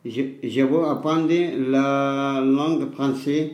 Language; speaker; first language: French; non-native, learner; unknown